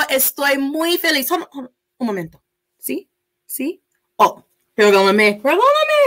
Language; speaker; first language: Spanish; early bilingual, heritage; Spanish